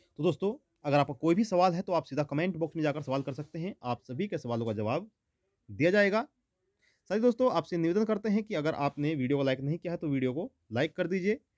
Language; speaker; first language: Hindi; native; Hindi